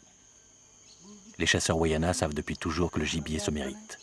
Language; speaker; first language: French; native; French